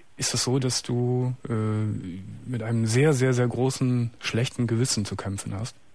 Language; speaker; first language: German; native; German